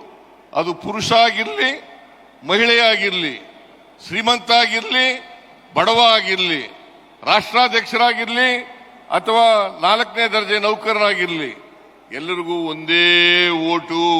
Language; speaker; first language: Kannada; native; Kannada